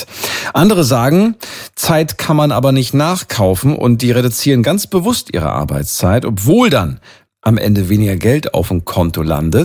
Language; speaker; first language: German; native; German